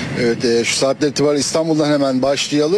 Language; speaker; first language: Turkish; native; Turkish